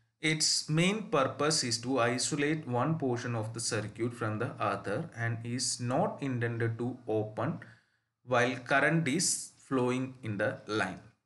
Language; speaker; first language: English; non-native, local second language; Malayalam